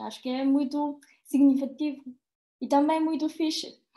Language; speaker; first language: Portuguese; non-native, fluent; Chinese